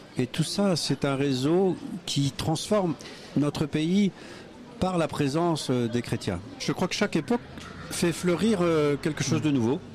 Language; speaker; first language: French; native; French